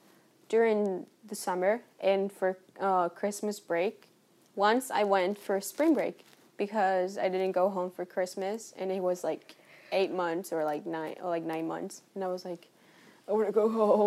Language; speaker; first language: English; non-native, fluent; Spanish